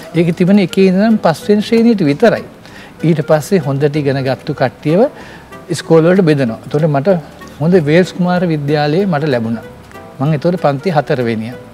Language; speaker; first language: Sinhala; native; Sinhala